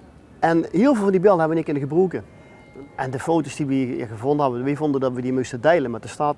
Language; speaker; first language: Dutch; native; Dutch